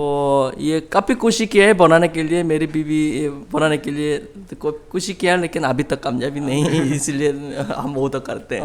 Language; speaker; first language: Urdu; non-native, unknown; Korean